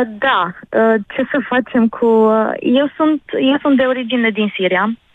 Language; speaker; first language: Romanian; early bilingual, other home language; Arabic